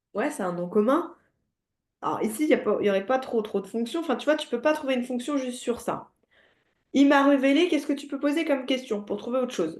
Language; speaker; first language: French; native; French